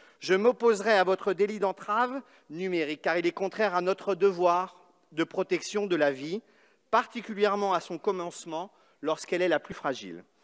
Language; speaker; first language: French; native; French